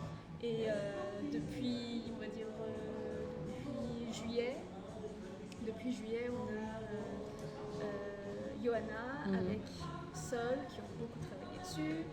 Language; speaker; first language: French; native; French